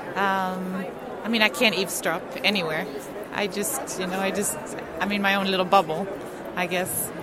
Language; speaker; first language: English; non-native, fluent; Swedish